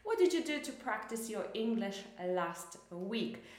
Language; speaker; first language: English; non-native, fluent; Polish